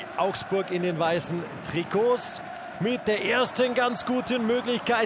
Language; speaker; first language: German; native; German